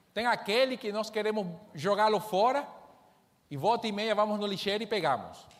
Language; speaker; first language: Portuguese; non-native, fluent; Spanish